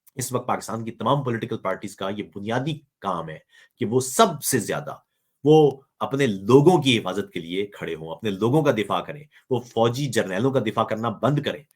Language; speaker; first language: Urdu; non-native, local second language; Punjabi